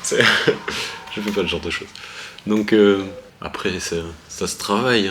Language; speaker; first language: French; native; French